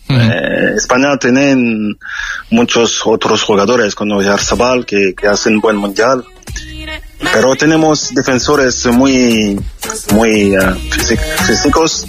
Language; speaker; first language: Spanish; non-native, fluent; French